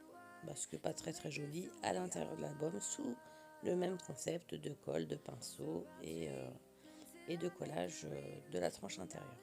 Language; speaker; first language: French; native; French